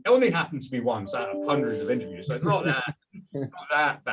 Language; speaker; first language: English; native; English